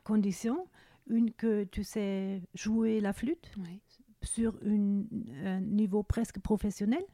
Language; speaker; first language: French; non-native, fluent; German